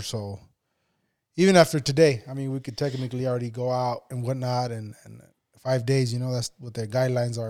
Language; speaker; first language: English; early bilingual, other home language; Spanish